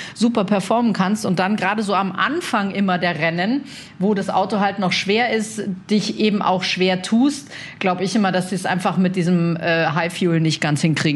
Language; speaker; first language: German; native; German